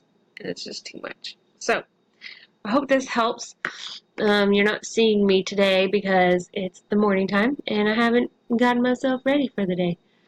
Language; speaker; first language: English; native; English